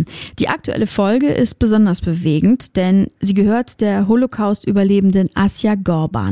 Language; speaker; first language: German; native; German